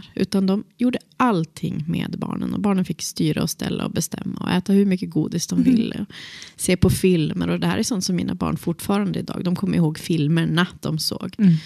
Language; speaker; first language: Swedish; native; Swedish